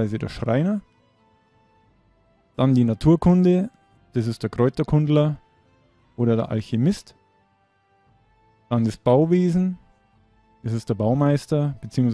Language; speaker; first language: German; native; German